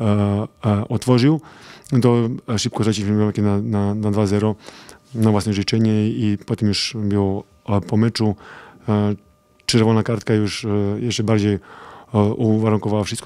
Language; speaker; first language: Polish; non-native, fluent; Serbian